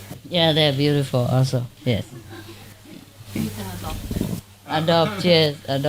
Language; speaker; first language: English; non-native, fluent; Vietnamese